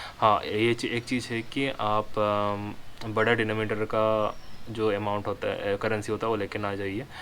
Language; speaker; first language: Hindi; non-native, local second language; Odia